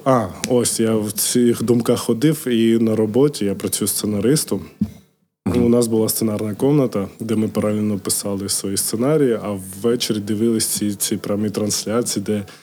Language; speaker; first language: Ukrainian; non-native, local second language; Russian